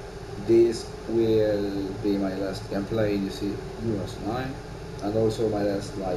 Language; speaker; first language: English; non-native, learner; Italian